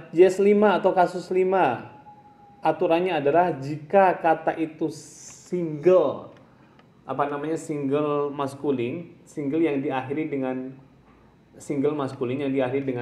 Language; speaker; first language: Indonesian; non-native, local second language; Javanese